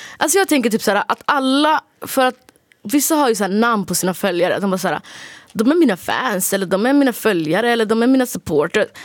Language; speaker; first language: Swedish; early bilingual, other home language; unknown